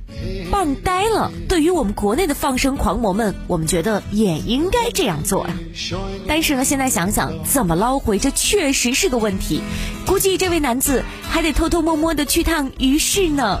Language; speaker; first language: Chinese; native; Chinese